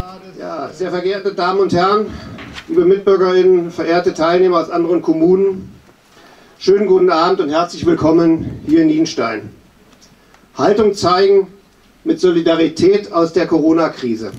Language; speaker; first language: German; native; German